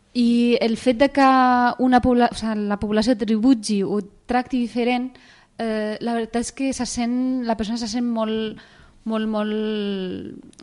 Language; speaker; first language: Catalan; early bilingual, other home language; Arabic